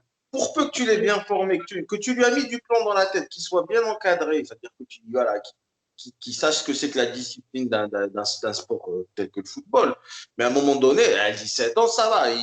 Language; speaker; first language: French; native; French